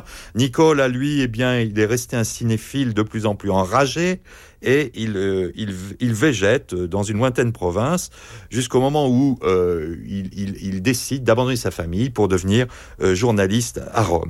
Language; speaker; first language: French; native; French